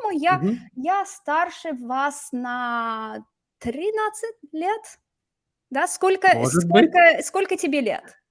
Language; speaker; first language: Russian; non-native, fluent; English